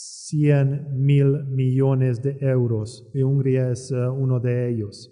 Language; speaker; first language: Spanish; non-native, fluent; Hungarian